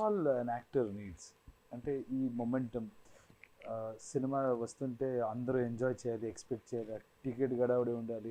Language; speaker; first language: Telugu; non-native, fluent; Kannada